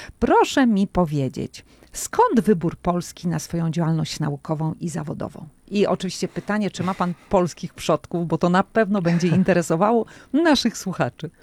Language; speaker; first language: Polish; native; Polish